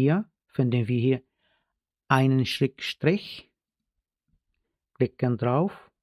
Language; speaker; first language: German; non-native, fluent; Arabic